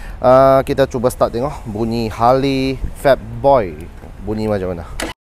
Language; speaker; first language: Malay; non-native, local second language; Chinese